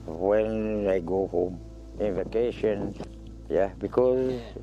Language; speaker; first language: English; non-native, learner; Romanian